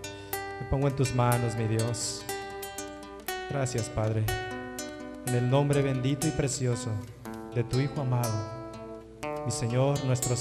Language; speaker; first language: Spanish; native; Spanish